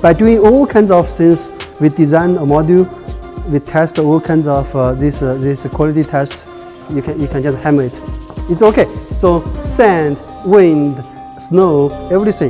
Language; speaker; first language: English; non-native, fluent; Chinese